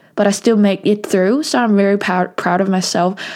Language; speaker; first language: English; non-native, local second language; Cantonese